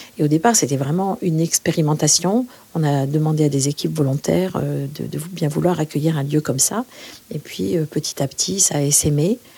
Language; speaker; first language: French; native; French